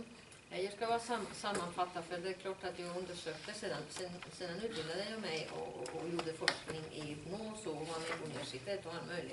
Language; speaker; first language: Swedish; non-native, fluent; Spanish